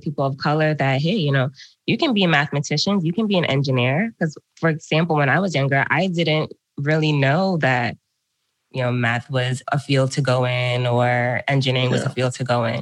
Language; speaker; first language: English; native; English